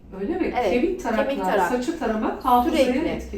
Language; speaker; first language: Turkish; native; Turkish